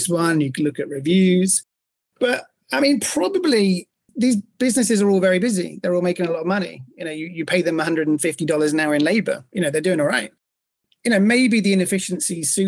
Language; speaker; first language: English; native; English